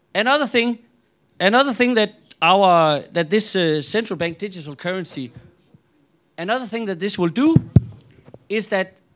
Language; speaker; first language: English; non-native, fluent; Danish